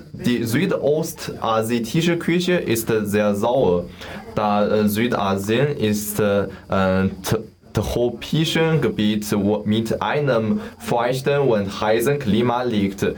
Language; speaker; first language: German; non-native, learner; Chinese